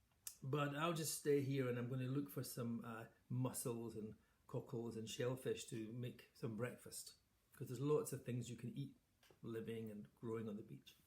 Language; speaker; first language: English; native; English